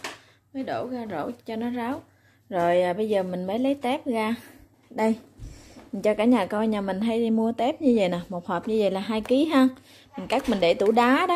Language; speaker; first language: Vietnamese; native; Vietnamese